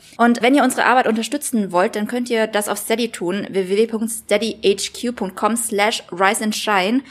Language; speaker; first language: German; early bilingual, other home language; Vietnamese